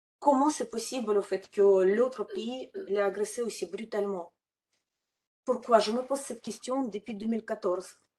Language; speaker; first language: French; non-native, fluent; Ukrainian